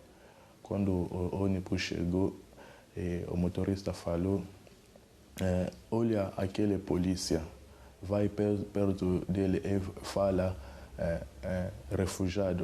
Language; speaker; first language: Portuguese; non-native, learner; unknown